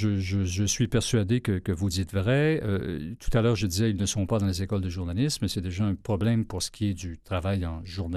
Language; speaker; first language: French; native; French